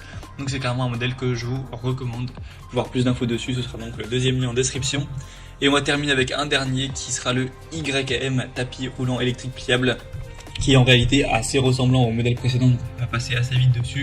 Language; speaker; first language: French; native; French